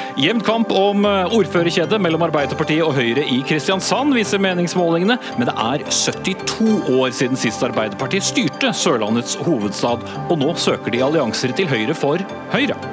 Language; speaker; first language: Norwegian; native; Norwegian